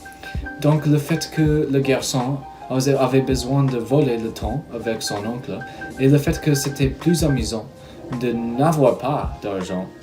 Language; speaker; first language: French; non-native, fluent; English